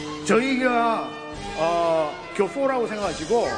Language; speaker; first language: Korean; native; Korean